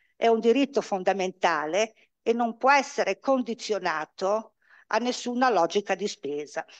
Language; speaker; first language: Italian; native; Italian